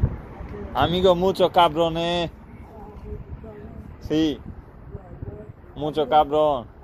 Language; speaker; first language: Spanish; non-native, learner; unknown